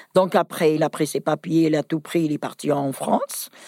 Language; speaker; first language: French; non-native, local second language; Kabyle